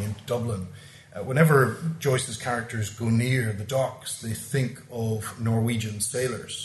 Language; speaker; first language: English; native; English